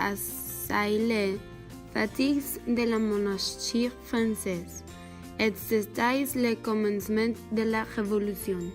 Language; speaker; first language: French; non-native, learner; Spanish